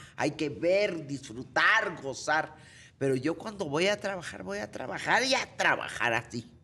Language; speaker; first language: Spanish; native; Spanish